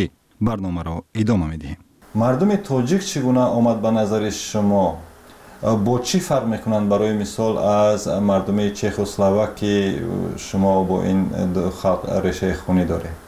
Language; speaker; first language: Tajik; native; Tajik